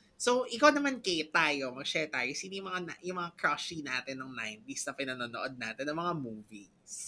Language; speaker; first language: Filipino; native; Filipino